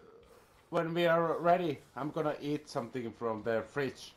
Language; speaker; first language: English; non-native, learner; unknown